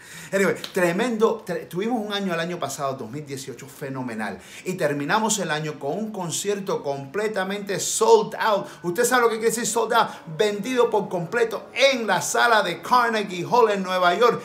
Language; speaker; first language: Spanish; early bilingual, heritage; Spanish